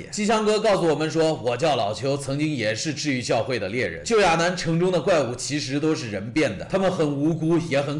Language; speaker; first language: Chinese; native; Chinese